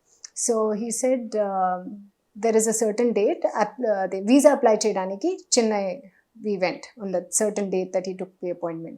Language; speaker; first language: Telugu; non-native, learner; Hindi